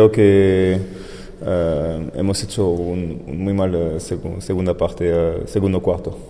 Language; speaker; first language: Spanish; non-native, fluent; French